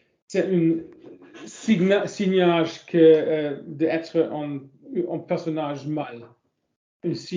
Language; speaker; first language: French; non-native, learner; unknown